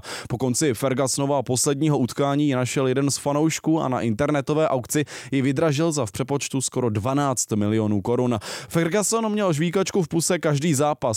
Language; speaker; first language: Czech; native; Czech